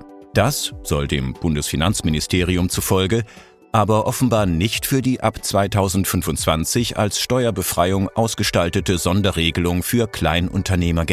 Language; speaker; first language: German; native; German